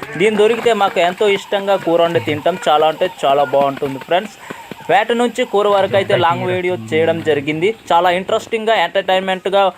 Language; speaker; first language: Telugu; non-native, local second language; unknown